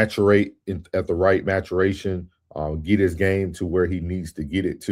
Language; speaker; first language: English; native; English